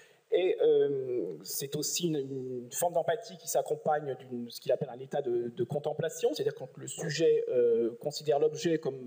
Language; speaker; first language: French; native; French